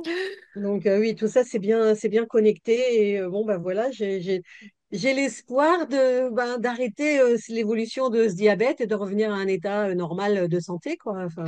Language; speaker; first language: French; native; French